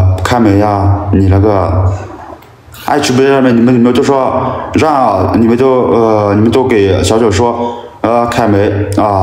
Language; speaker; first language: Chinese; non-native, local second language; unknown